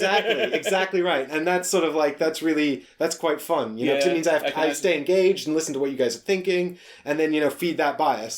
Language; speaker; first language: English; native; English